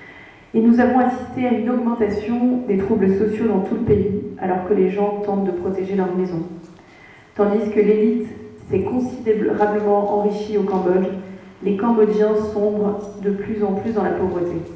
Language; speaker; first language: French; native; French